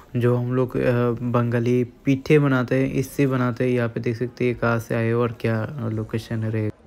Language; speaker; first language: Hindi; non-native, local second language; Bangla